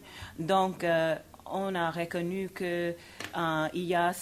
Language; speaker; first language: French; non-native, fluent; English